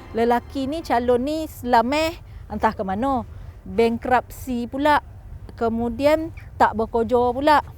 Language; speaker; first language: Malay; native; Malay